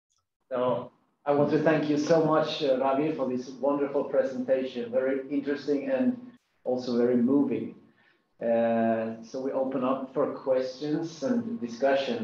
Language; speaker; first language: English; non-native, fluent; Swedish